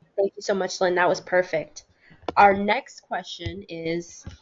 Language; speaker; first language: English; early bilingual, other home language; Spanish